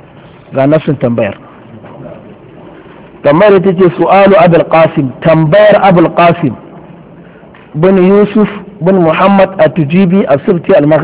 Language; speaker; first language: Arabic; non-native, fluent; Hausa